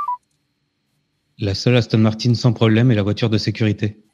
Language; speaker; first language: French; native; French